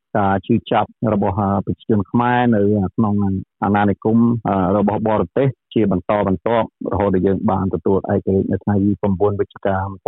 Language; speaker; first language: Khmer; native; Khmer